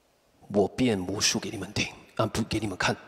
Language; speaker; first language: Chinese; non-native, fluent; English